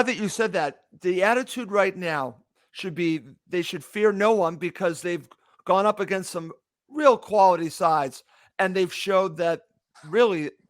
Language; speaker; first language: English; native; English